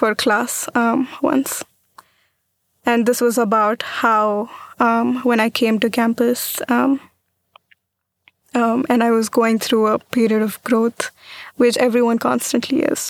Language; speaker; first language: English; non-native, local second language; Marathi